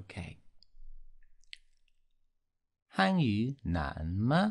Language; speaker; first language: Chinese; non-native, learner; English